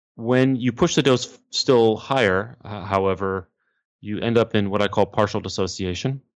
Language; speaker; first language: English; native; English